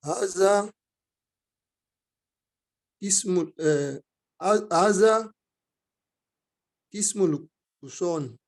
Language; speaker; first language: Arabic; non-native, learner; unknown